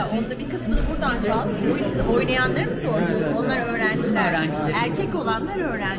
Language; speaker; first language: Turkish; native; Turkish